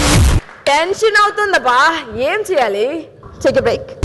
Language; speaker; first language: Telugu; native; Telugu